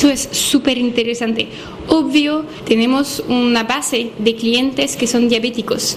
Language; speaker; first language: Spanish; non-native, fluent; French